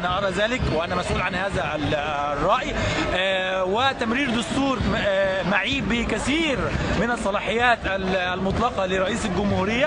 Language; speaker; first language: Arabic; native; Arabic